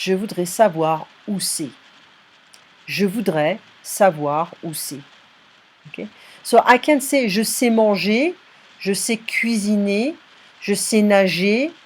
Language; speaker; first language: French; non-native, fluent; English